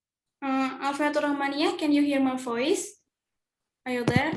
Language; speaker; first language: English; non-native, learner; Indonesian